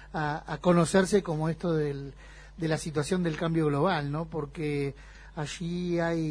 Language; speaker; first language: Spanish; native; Spanish